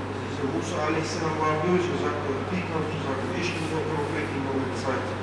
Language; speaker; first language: German; non-native, fluent; Turkish